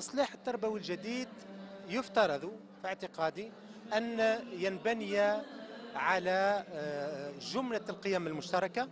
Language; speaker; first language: Arabic; native; Arabic